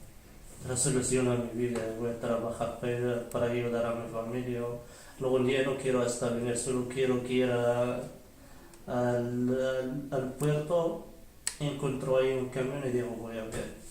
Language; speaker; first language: Spanish; early bilingual, other home language; Arabic